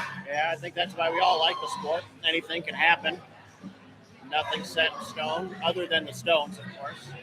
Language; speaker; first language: English; native; English